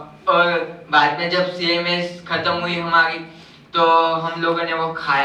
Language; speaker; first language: Hindi; native; Hindi